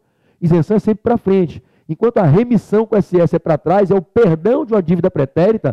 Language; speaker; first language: Portuguese; native; Portuguese